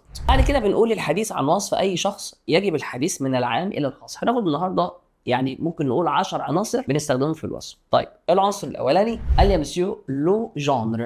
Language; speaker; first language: Arabic; native; Arabic